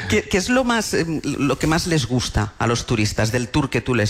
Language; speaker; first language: Spanish; native; Spanish